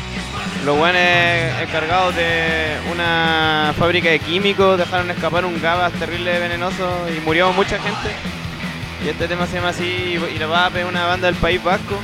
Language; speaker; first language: Spanish; native; Spanish